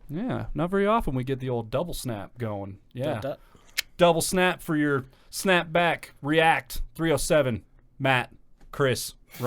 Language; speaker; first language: English; native; English